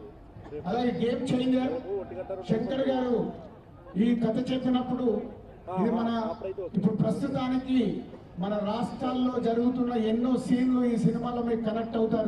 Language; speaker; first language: Telugu; native; Telugu